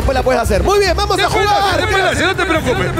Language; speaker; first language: Spanish; native; Spanish